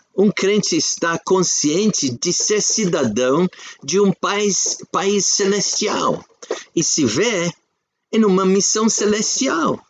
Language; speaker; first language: Portuguese; non-native, fluent; English